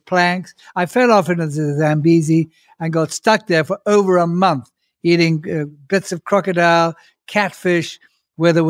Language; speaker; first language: English; native; English